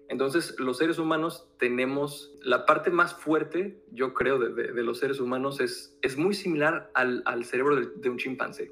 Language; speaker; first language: Spanish; native; Spanish